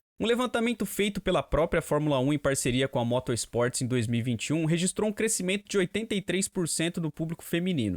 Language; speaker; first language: Portuguese; native; Portuguese